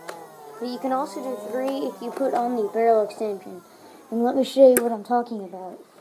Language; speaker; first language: English; native; English